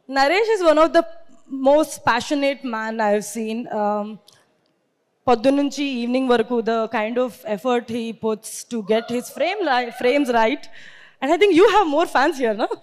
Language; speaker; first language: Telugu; non-native, learner; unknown